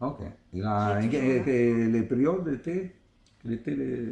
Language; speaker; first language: French; non-native, learner; Italian